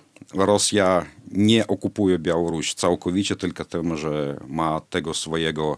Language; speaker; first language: Polish; non-native, fluent; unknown